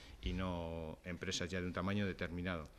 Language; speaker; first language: Spanish; native; Spanish